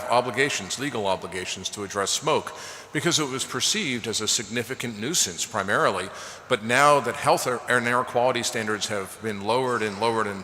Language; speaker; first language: English; native; English